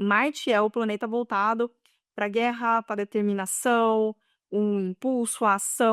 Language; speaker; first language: Portuguese; native; Portuguese